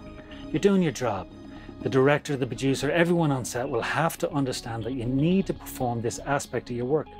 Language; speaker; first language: English; native; English